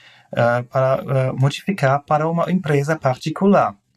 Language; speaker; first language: Portuguese; non-native, learner; German